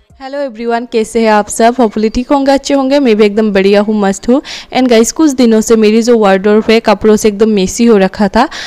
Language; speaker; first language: Hindi; non-native, local second language; Assamese